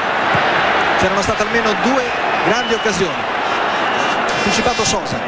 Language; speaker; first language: Italian; native; Italian